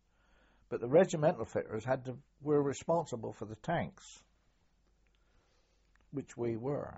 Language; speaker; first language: English; native; English